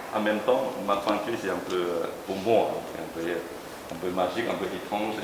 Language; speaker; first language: French; non-native, learner; Chinese